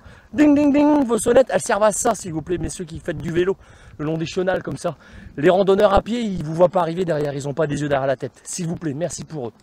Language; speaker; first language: French; native; French